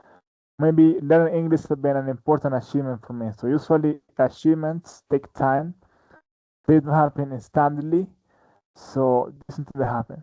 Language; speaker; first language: English; non-native, fluent; Spanish